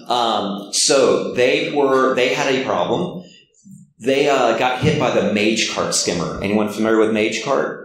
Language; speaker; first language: English; native; English